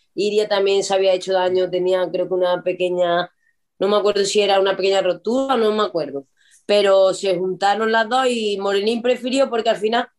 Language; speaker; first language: Spanish; native; Spanish